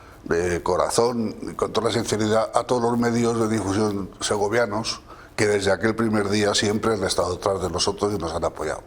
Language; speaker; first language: Spanish; native; Spanish